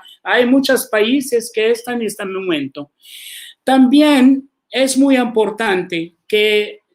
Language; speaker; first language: Spanish; non-native, learner; Arabic